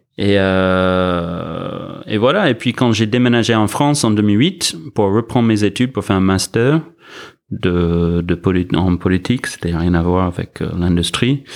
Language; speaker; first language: French; non-native, fluent; English